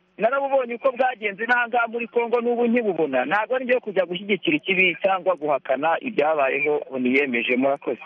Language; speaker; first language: Kinyarwanda; early bilingual, heritage; Kinyarwanda